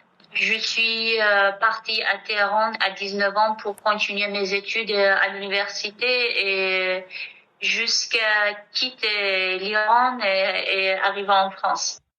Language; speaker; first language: French; non-native, fluent; Kurdish